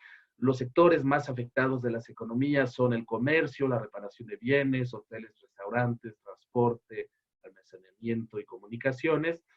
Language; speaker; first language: Spanish; native; Spanish